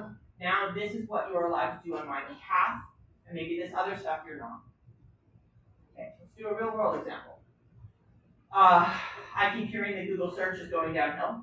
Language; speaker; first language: English; native; English